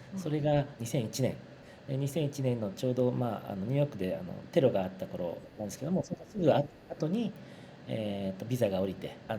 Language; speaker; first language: Japanese; native; Japanese